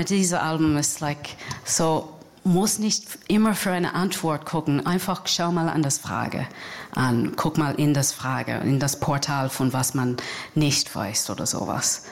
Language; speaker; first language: German; non-native, fluent; English